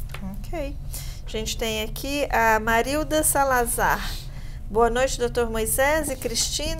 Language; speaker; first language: Portuguese; native; Portuguese